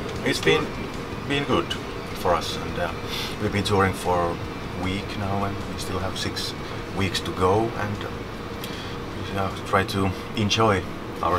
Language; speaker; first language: English; non-native, fluent; Finnish